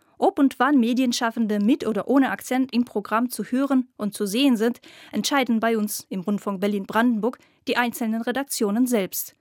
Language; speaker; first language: German; non-native, fluent; Russian